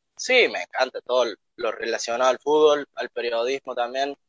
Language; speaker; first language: Spanish; native; Spanish